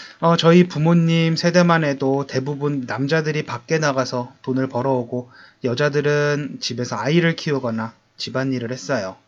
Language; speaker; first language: Korean; native; Korean